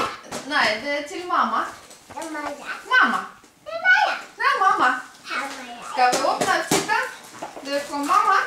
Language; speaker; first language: Swedish; non-native, fluent; Russian